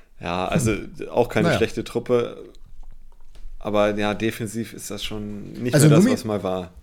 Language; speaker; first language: German; native; German